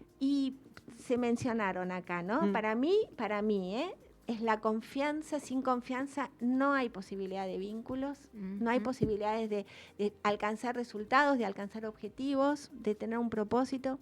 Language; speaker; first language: Spanish; native; Spanish